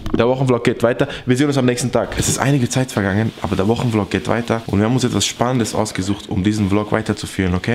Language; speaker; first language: German; early bilingual, other home language; Persian